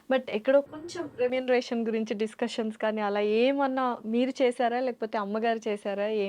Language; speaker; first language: Telugu; native; Telugu